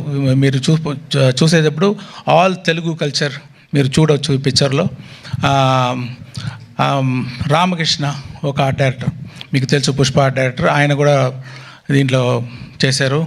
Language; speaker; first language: Telugu; non-native, local second language; Tamil